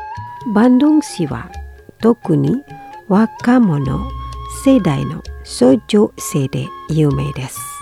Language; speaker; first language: Japanese; non-native, fluent; Indonesian